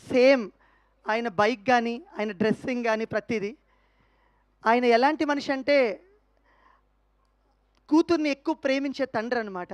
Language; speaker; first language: Telugu; native; Telugu